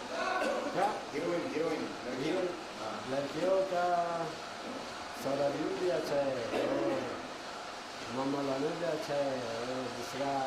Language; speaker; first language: Hindi; non-native, learner; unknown